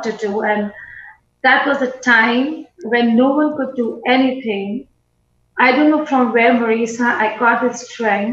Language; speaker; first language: English; non-native, local second language; Hindi